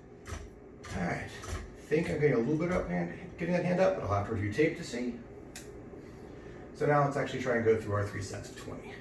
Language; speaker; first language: English; native; English